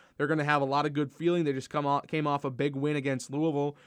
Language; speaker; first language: English; native; English